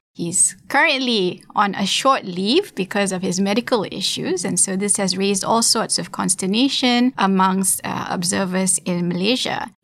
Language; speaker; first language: English; non-native, local second language; Malay